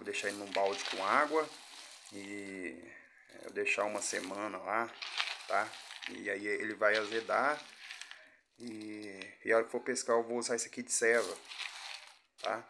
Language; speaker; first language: Portuguese; native; Portuguese